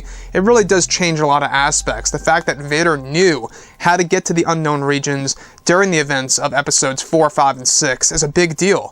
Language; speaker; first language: English; native; English